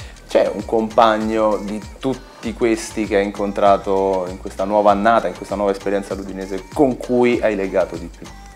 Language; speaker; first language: Italian; native; Italian